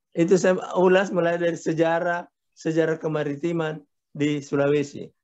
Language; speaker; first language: Indonesian; native; Indonesian